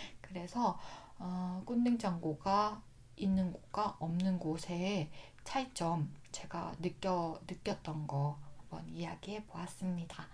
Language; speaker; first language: Korean; native; Korean